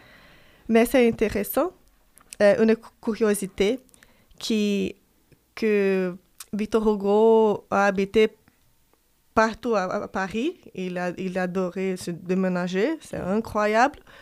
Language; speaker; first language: French; non-native, fluent; Portuguese